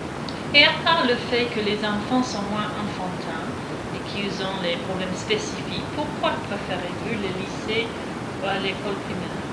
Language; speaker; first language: French; non-native, fluent; English